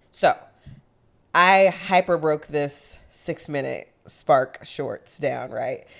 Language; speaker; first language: English; native; English